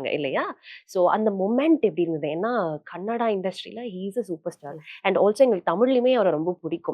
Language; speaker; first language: Tamil; native; Tamil